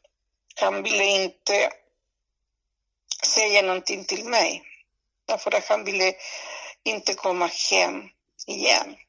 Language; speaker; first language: Swedish; non-native, fluent; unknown